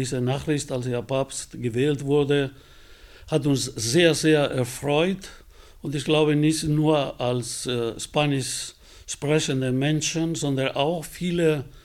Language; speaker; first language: German; non-native, fluent; Spanish